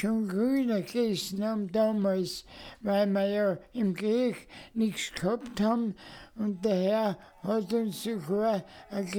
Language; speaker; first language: German; native; German